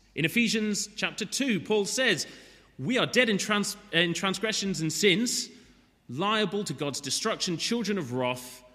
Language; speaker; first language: English; native; English